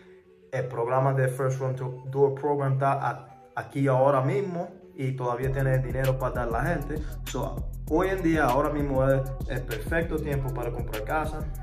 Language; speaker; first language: Spanish; early bilingual, heritage; English